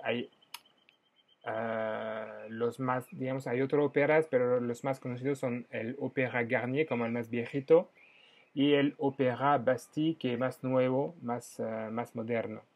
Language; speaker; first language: Spanish; non-native, fluent; French